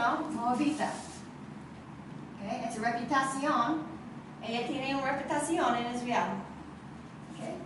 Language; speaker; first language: Spanish; non-native, learner; English